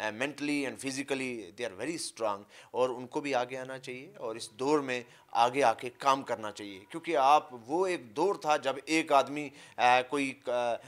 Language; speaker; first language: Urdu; non-native, local second language; Punjabi